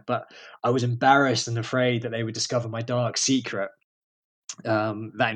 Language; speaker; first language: English; native; English